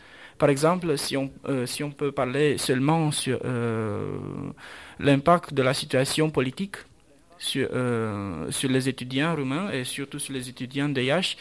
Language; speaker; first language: French; non-native, fluent; Romanian